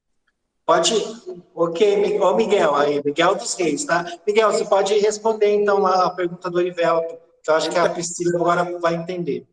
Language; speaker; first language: Portuguese; native; Portuguese